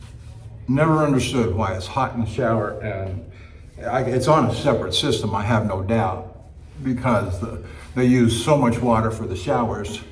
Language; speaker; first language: English; native; English